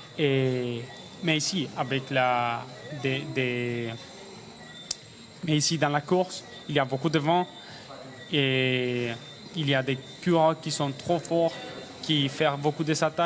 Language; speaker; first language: French; non-native, learner; Spanish